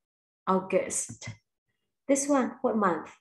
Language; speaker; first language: English; non-native, fluent; Vietnamese